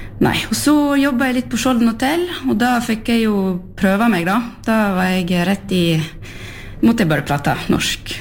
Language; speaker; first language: Norwegian; non-native, fluent; French